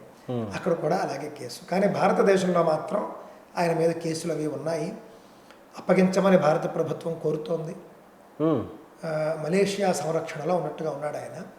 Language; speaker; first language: Telugu; native; Telugu